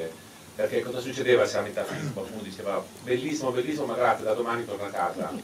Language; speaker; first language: Italian; native; Italian